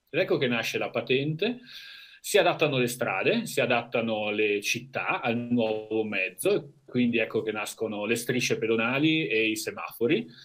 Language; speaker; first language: Italian; native; Italian